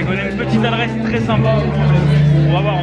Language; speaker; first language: French; native; French